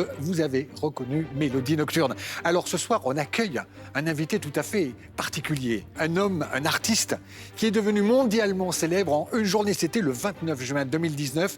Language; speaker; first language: French; native; French